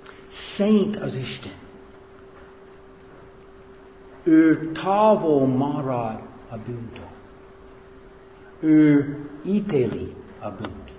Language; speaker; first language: Hungarian; non-native, fluent; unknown